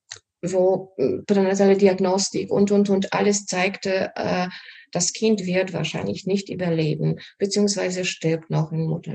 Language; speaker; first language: German; non-native, fluent; Polish